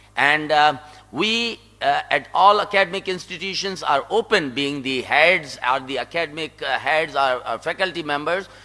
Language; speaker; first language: English; non-native, local second language; Sindhi